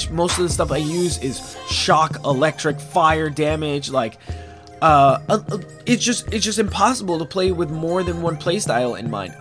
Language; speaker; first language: English; native; English